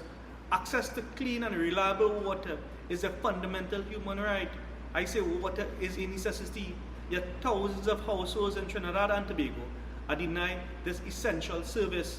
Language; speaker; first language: English; native; English